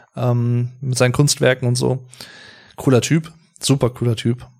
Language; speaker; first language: German; native; German